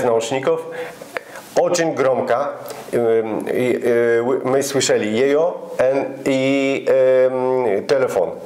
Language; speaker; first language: Russian; non-native, learner; Polish